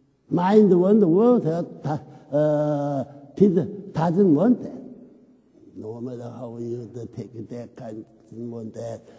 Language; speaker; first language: English; non-native, learner; Korean